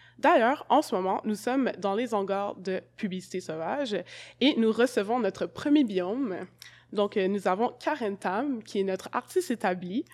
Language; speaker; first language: French; native; French